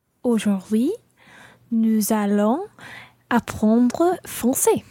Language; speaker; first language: French; non-native, learner; English